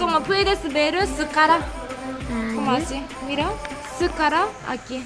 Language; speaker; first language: Spanish; non-native, learner; Japanese